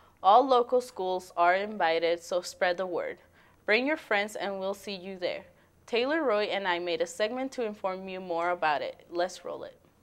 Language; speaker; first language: English; early bilingual, other home language; Spanish